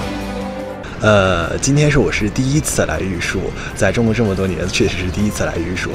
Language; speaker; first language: Chinese; non-native, fluent; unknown